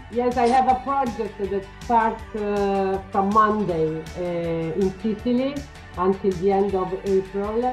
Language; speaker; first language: English; non-native, learner; Italian